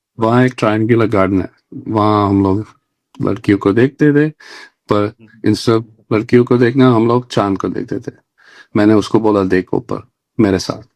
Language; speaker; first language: Hindi; non-native, local second language; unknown